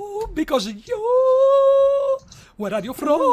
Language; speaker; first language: English; non-native, learner; Italian